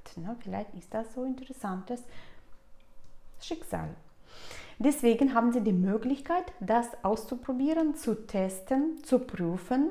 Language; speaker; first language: German; non-native, fluent; Russian